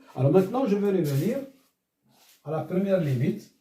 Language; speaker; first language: French; non-native, local second language; Arabic